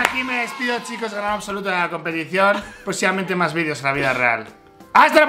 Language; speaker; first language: Spanish; native; Spanish